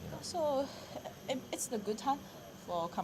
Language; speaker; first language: English; non-native, learner; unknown